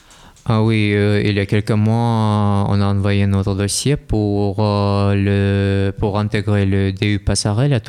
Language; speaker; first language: French; non-native, learner; Russian